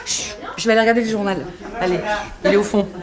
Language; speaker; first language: French; native; French